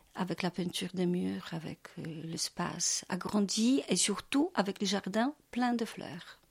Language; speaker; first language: French; non-native, fluent; Polish